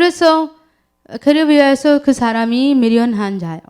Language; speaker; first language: Korean; non-native, learner; Urdu